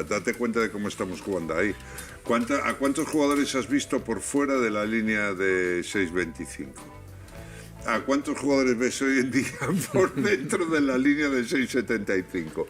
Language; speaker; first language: Spanish; native; Spanish